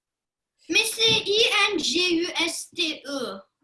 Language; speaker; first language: French; early bilingual, other home language; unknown